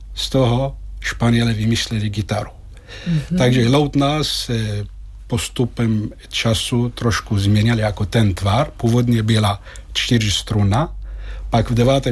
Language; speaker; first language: Czech; non-native, fluent; Arabic